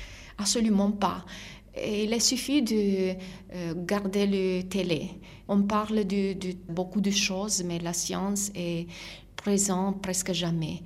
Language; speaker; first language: French; non-native, fluent; Italian